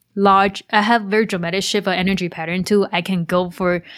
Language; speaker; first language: English; non-native, fluent; Chinese